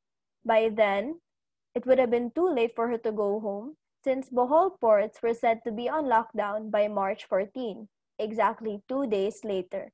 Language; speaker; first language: English; non-native, local second language; Cebuano